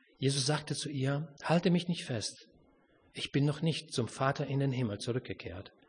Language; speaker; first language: German; non-native, fluent; Romanian